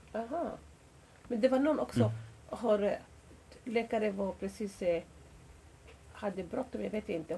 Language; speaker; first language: Swedish; non-native, fluent; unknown